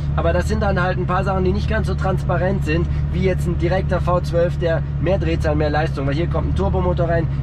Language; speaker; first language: German; early bilingual, heritage; German